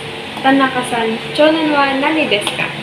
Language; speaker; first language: Japanese; non-native, learner; Filipino